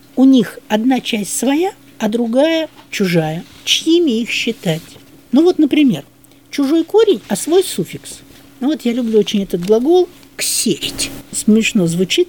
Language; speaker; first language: Russian; native; Russian